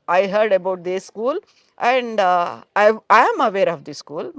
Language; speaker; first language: English; non-native, local second language; Telugu